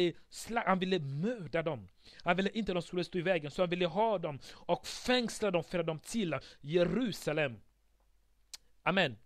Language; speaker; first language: Swedish; non-native, fluent; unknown